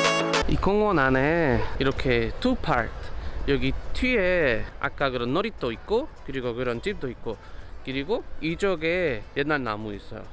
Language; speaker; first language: Korean; non-native, learner; Spanish